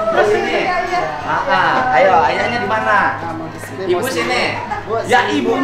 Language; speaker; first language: Indonesian; native; Indonesian